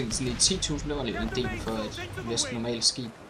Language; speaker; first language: Danish; native; Danish